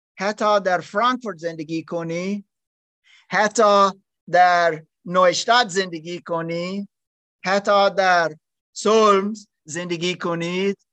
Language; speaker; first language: Persian; non-native, learner; German